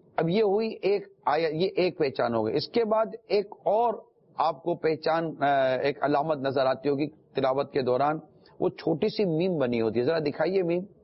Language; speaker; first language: Urdu; non-native, local second language; Memoni